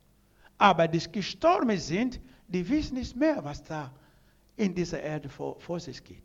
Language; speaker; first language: German; non-native, learner; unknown